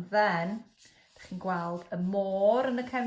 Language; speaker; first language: Welsh; native; Welsh